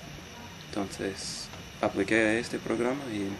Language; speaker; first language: Spanish; non-native, fluent; English